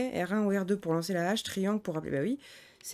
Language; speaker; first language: French; native; French